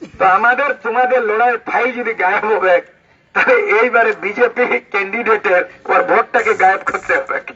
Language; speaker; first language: Bangla; non-native, local second language; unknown